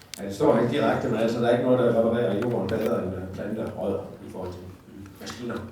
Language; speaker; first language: Danish; native; Danish